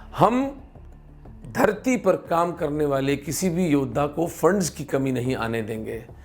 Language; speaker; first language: Hindi; native; Hindi